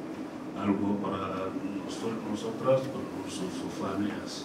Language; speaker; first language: Spanish; non-native, learner; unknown